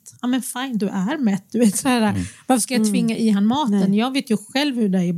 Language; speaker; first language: Swedish; early bilingual, other home language; Arabic